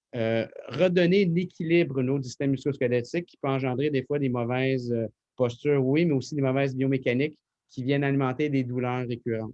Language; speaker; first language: French; native; French